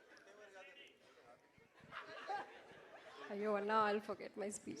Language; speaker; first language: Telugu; non-native, learner; Malayalam